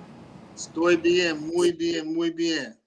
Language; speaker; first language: Spanish; non-native, learner; English